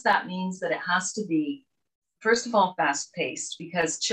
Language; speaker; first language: English; native; English